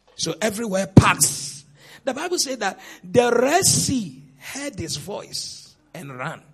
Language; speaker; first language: English; non-native, local second language; Akan